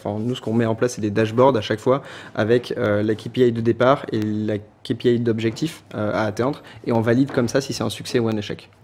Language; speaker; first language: French; native; French